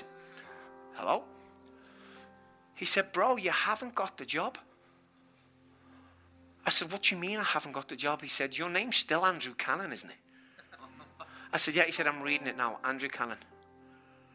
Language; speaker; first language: English; native; English